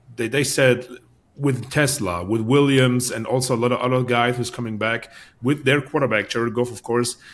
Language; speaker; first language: English; non-native, fluent; German